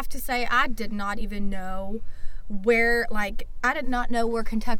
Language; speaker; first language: English; non-native, fluent; German